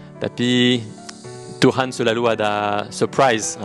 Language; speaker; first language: Indonesian; non-native, learner; French